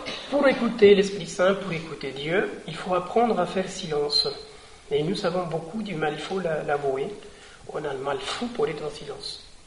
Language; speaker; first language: French; non-native, fluent; Spanish